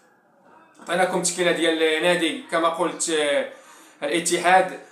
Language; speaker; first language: Arabic; native; Arabic